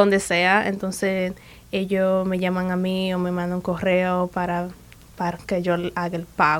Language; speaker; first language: Spanish; early bilingual, other home language; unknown